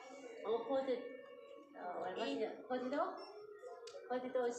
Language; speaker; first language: English; non-native, learner; Lao